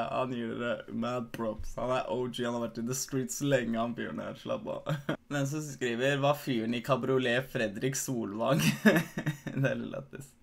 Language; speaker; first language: Norwegian; early bilingual, other home language; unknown